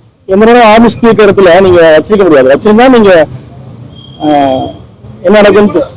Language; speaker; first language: Tamil; native; Tamil